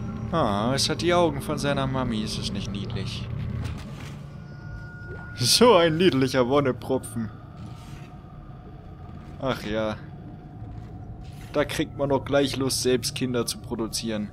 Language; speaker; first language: German; native; German